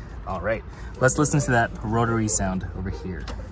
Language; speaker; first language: English; native; English